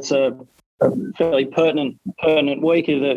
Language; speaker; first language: English; native; English